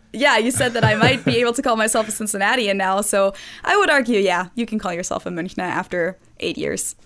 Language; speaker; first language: English; non-native, fluent; German